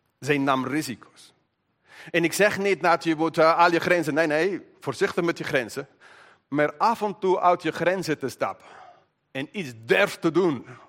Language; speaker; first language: Dutch; non-native, fluent; English